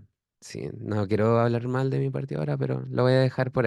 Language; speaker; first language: Spanish; native; Spanish